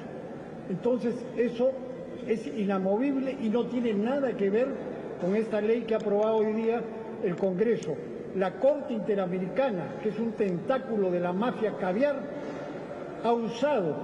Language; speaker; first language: Spanish; native; Spanish